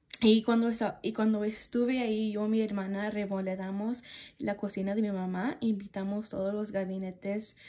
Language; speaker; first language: Spanish; early bilingual, heritage; Spanish